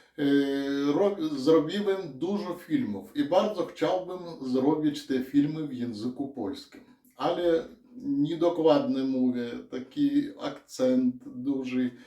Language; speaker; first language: Polish; non-native, learner; Russian